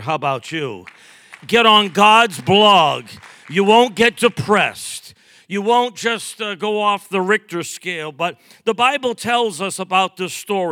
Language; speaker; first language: English; native; English